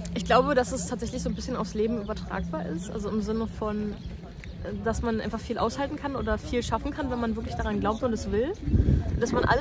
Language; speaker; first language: German; native; German